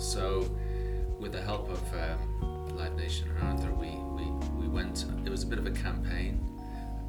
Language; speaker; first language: English; native; English